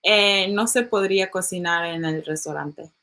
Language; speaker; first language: Spanish; non-native, learner; English